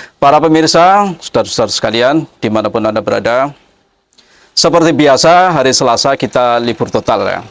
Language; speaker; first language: Indonesian; native; Indonesian